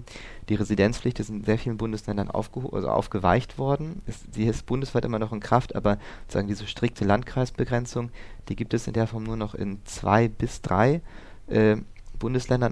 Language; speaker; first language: German; native; German